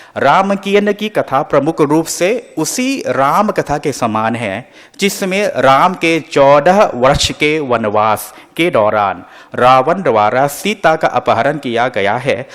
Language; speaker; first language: Hindi; non-native, fluent; Thai